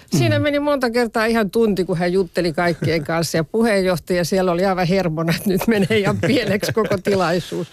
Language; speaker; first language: Finnish; native; Finnish